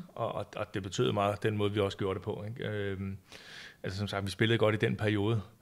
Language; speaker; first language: Danish; native; Danish